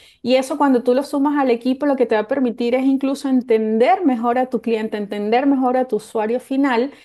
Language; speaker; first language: Spanish; native; Spanish